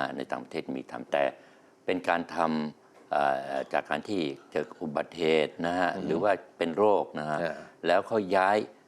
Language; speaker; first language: Thai; native; Thai